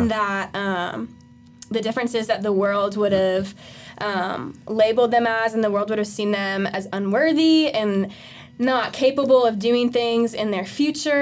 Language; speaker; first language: English; native; English